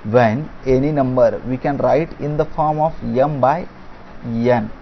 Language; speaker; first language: English; non-native, local second language; Marathi